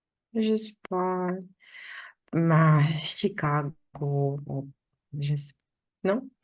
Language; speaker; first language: French; non-native, fluent; Russian